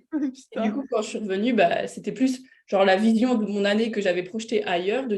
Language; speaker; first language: French; native; French